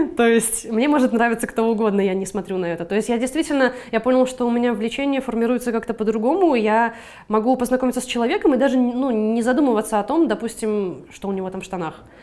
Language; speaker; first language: Russian; native; Russian